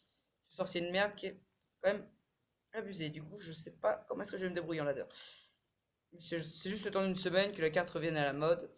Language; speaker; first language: French; native; French